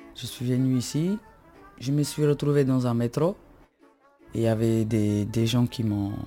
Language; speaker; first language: French; non-native, fluent; Slovak